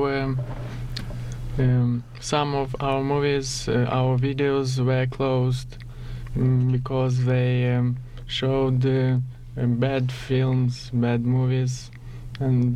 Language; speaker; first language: English; non-native, learner; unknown